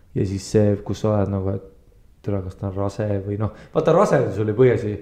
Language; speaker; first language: Estonian; early bilingual, heritage; Estonian